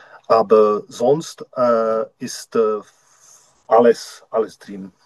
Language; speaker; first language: German; non-native, learner; Czech